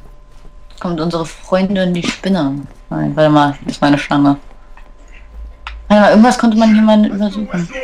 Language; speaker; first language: German; native; German